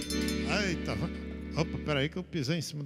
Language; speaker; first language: Portuguese; native; Portuguese